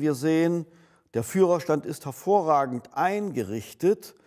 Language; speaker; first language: German; native; German